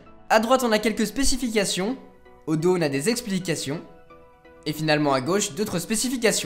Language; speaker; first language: French; native; French